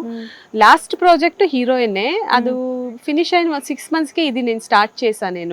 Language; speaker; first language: Telugu; non-native, fluent; Tamil